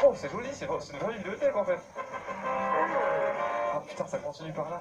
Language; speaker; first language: French; native; French